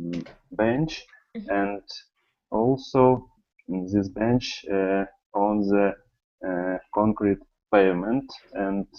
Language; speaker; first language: English; non-native, learner; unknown